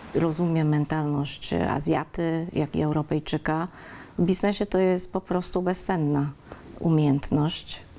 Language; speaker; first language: Polish; early bilingual, other home language; Vietnamese